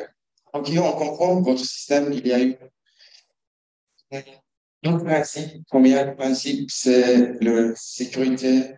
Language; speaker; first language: French; non-native, learner; Kurdish